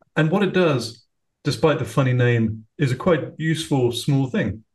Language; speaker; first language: English; native; English